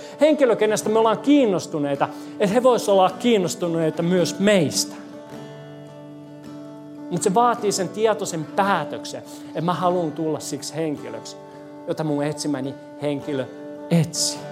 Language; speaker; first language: Finnish; non-native, fluent; English